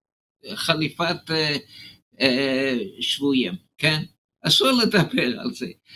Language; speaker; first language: Hebrew; non-native, fluent; English